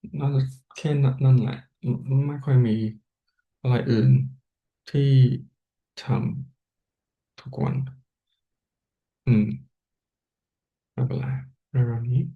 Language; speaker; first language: Thai; non-native, learner; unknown